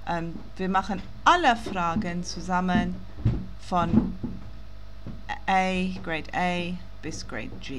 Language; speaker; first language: German; non-native, learner; English